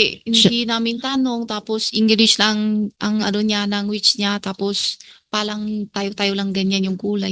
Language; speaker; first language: Filipino; early bilingual, other home language; Chinese